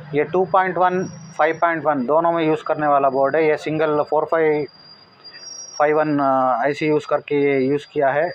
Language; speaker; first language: Hindi; non-native, local second language; Telugu